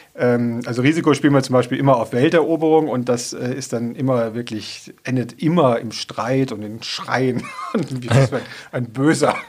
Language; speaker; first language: German; native; German